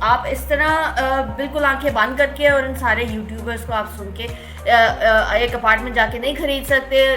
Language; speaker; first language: Urdu; native; Urdu